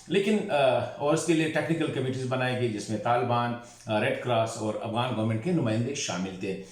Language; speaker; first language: Hindi; non-native, local second language; Pashto